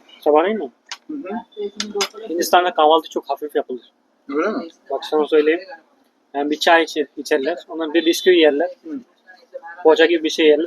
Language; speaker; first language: Turkish; non-native, fluent; Hindi